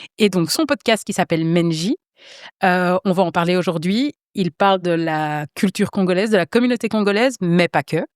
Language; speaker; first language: French; native; French